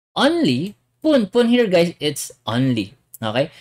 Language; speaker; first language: English; non-native, local second language; Filipino